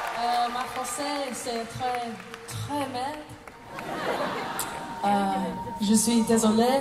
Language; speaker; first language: French; non-native, learner; English